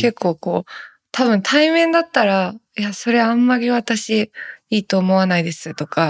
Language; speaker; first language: Japanese; native; Japanese